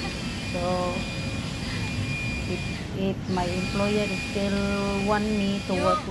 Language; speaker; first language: English; non-native, local second language; Filipino